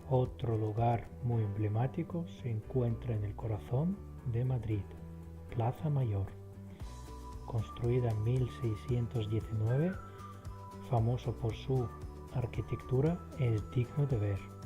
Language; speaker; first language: Spanish; non-native, fluent; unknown